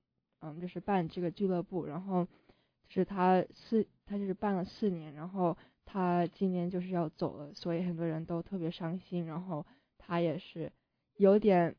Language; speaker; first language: Chinese; early bilingual, heritage; Chinese